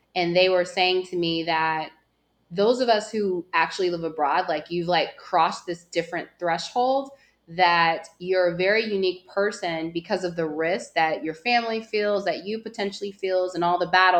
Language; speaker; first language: English; native; English